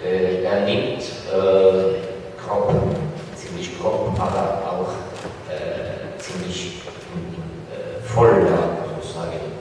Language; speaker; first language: German; non-native, fluent; Ukrainian